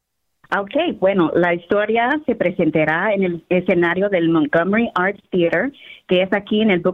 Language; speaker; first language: Spanish; early bilingual, heritage; Spanish